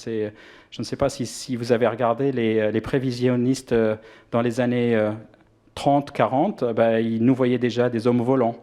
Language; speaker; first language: French; non-native, local second language; Arabic